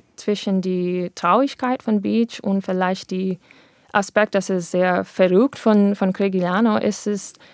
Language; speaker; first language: German; non-native, fluent; English